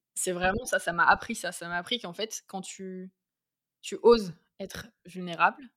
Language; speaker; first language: French; native; French